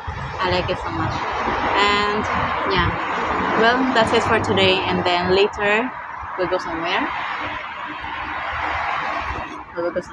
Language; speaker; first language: English; non-native, learner; Filipino